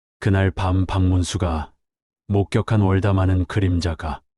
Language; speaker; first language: Korean; native; Korean